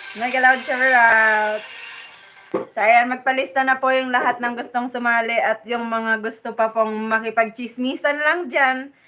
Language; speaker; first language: Filipino; non-native, local second language; Hiligaynon